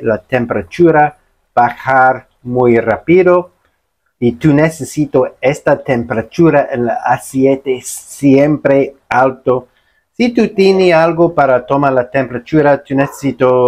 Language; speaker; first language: Spanish; non-native, learner; English